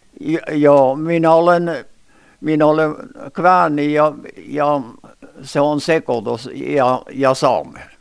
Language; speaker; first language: Finnish; early bilingual, heritage; Finnish